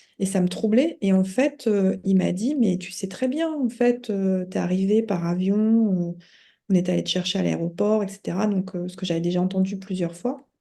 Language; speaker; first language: French; native; French